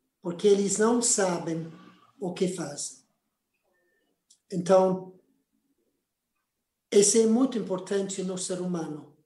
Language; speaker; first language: Portuguese; non-native, fluent; Spanish